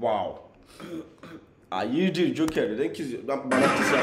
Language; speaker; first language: Turkish; non-native, learner; English